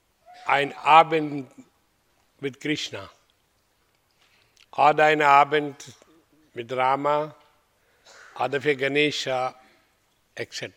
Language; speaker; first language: German; non-native, fluent; Hindi